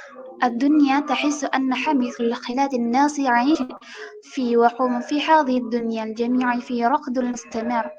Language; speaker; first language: Arabic; native; Arabic